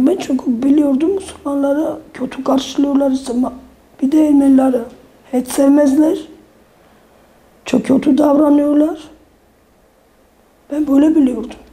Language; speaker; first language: Turkish; non-native, fluent; Armenian